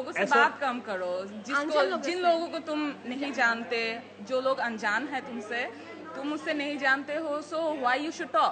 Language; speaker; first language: Hindi; non-native, fluent; Bangla